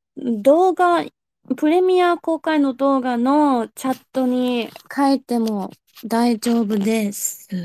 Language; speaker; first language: Japanese; non-native, fluent; German